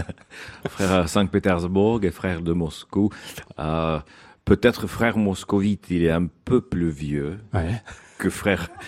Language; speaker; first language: French; non-native, fluent; Russian